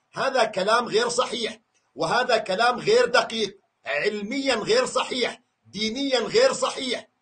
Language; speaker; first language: Arabic; non-native, local second language; Kurdish